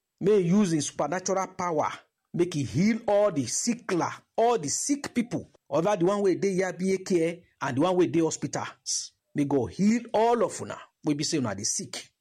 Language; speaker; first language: Nigerian Pidgin; non-native, local second language; Yoruba